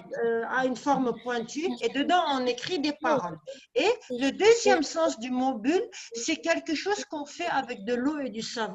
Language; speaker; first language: French; non-native, local second language; Arabic